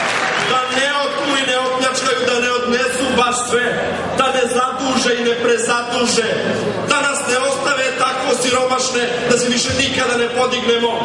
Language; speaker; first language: Serbian; native; Serbian